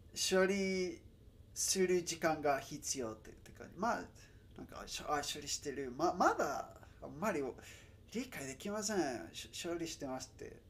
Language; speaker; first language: Japanese; non-native, learner; Spanish